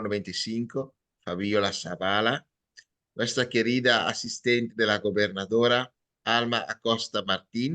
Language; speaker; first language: Spanish; native; Spanish